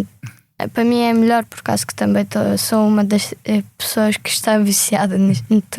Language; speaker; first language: Portuguese; early bilingual, other home language; Ukrainian